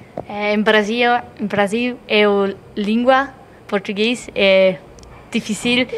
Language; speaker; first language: Portuguese; non-native, learner; German